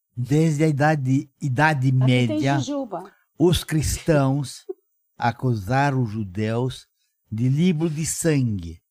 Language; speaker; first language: Portuguese; non-native, fluent; Romanian